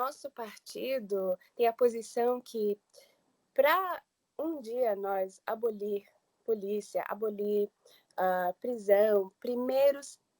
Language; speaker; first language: Portuguese; early bilingual, heritage; English